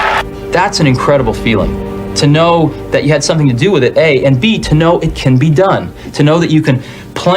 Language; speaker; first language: English; native; English